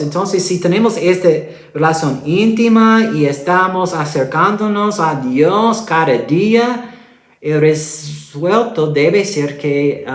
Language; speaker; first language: Spanish; non-native, fluent; English